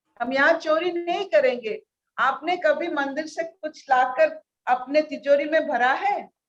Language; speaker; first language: Hindi; non-native, local second language; Odia